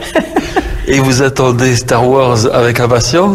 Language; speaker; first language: French; native; French